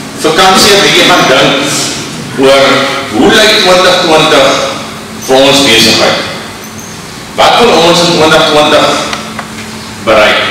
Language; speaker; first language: English; non-native, local second language; Afrikaans